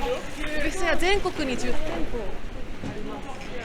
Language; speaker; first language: Japanese; native; Japanese